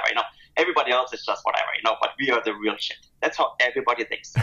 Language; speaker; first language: English; non-native, fluent; German